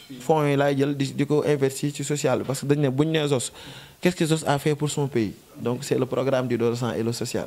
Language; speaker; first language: French; non-native, local second language; Wolof